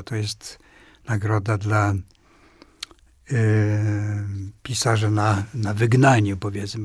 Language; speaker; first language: Polish; non-native, fluent; Swedish